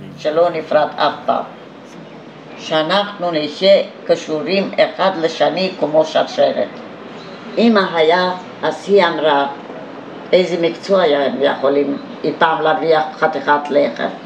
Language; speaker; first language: Hebrew; non-native, fluent; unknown